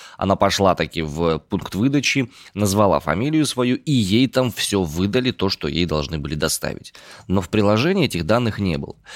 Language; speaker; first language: Russian; native; Russian